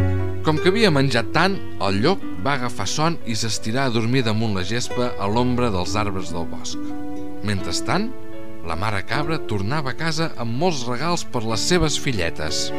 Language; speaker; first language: Catalan; native; Catalan